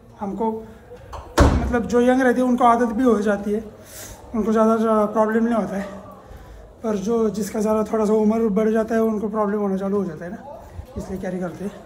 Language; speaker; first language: Hindi; non-native, local second language; Marathi